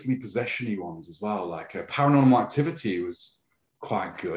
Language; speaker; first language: English; native; English